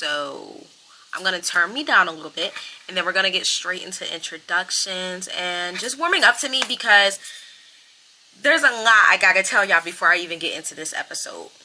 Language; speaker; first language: English; native; English